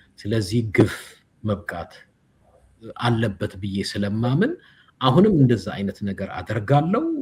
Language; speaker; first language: Amharic; native; Amharic